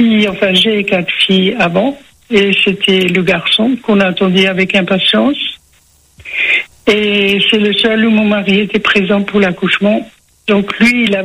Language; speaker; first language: French; native; French